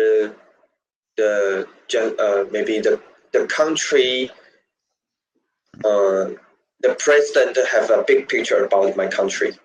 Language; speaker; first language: English; non-native, learner; Chinese